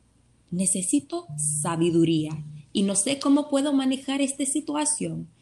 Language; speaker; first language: Spanish; early bilingual, heritage; Spanish